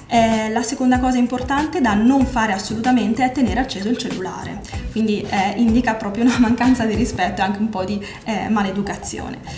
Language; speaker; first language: Italian; native; Italian